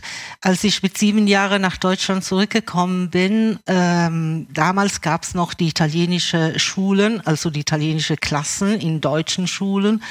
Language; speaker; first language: German; early bilingual, other home language; Italian